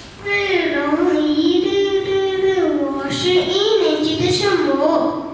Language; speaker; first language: Chinese; non-native, learner; Mongolian